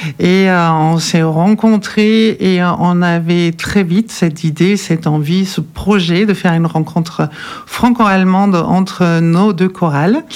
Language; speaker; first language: French; non-native, fluent; German